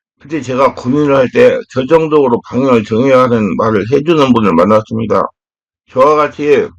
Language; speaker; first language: Korean; native; Korean